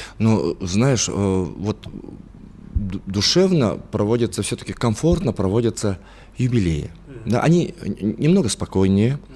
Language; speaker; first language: Russian; non-native, local second language; Yakut